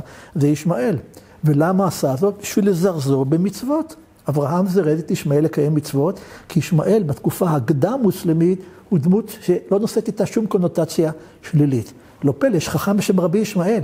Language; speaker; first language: Hebrew; native; Hebrew